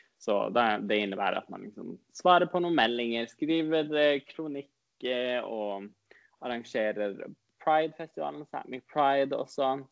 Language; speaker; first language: Norwegian; non-native, local second language; Northern Sami